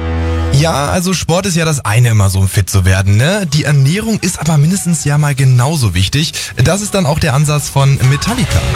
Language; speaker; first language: German; native; German